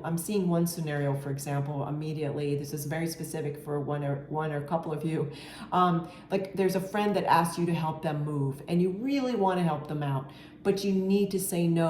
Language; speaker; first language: English; native; English